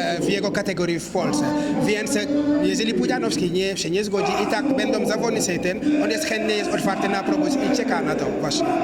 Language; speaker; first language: Polish; non-native, learner; Wolof